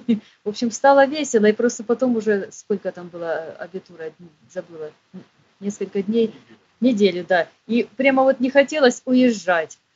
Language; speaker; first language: Russian; native; Russian